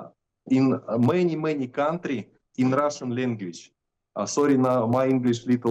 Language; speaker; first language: English; non-native, learner; Russian